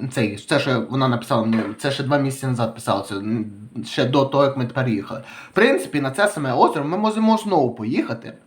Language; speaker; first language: Ukrainian; native; Ukrainian